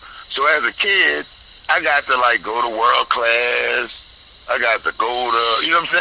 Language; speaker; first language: English; native; English